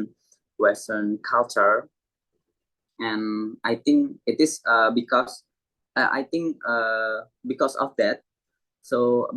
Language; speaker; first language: English; non-native, learner; Indonesian